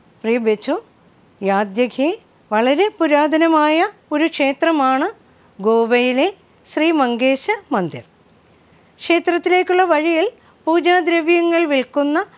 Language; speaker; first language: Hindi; non-native, local second language; Malayalam